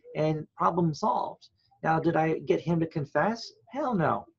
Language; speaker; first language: English; native; English